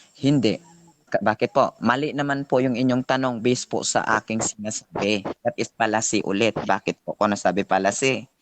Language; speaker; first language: Filipino; native; Filipino